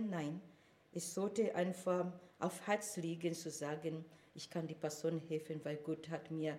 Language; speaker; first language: German; non-native, fluent; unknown